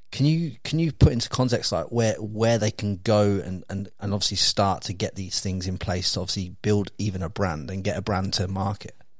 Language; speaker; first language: English; native; English